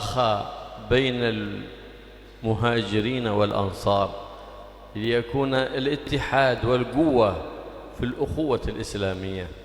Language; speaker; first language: Arabic; native; Arabic